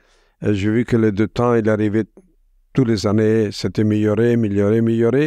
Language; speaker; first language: French; non-native, fluent; Italian